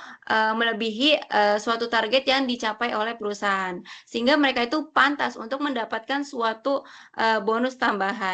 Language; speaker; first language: Indonesian; native; Indonesian